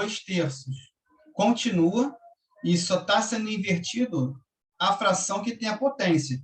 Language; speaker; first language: Portuguese; native; Portuguese